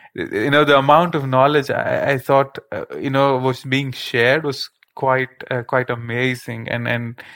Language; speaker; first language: English; non-native, local second language; Kannada